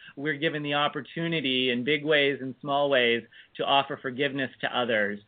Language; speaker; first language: English; native; English